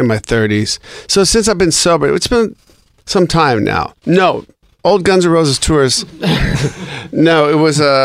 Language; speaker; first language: English; native; English